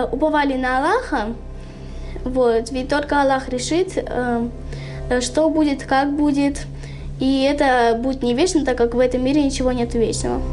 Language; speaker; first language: Russian; native; Russian